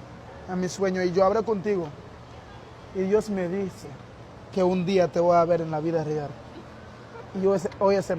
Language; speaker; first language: Spanish; non-native, learner; Haitian Creole